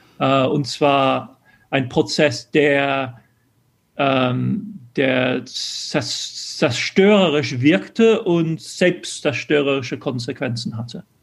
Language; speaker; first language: German; early bilingual, other home language; English